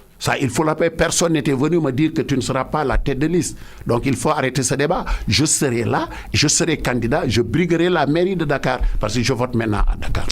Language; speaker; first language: French; non-native, local second language; Wolof